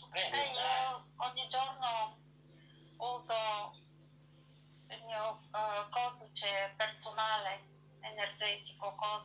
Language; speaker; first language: Italian; non-native, fluent; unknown